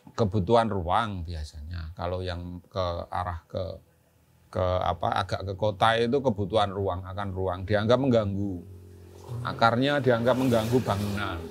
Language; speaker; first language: Indonesian; non-native, local second language; Javanese